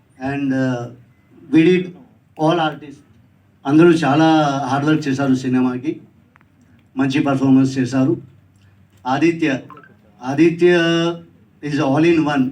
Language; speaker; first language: Telugu; non-native, learner; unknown